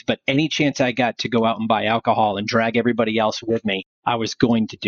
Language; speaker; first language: English; native; English